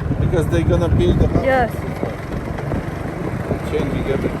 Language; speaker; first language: English; non-native, learner; Polish